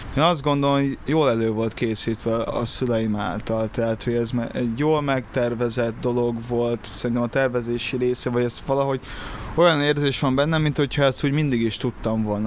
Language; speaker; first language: Hungarian; early bilingual, other home language; Portuguese